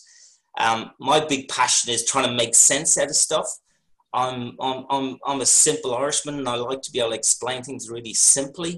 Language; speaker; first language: English; native; English